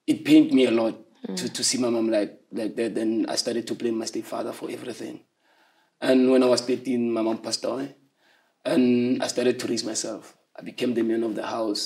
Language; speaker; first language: English; non-native, local second language; Zulu